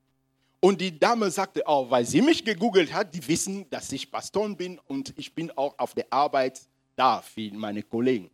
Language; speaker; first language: German; non-native, fluent; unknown